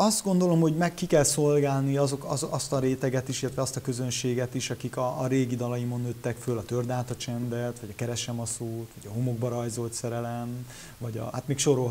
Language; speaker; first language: Hungarian; native; Hungarian